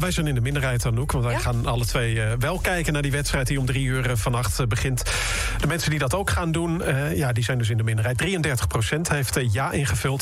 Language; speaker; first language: Dutch; native; Dutch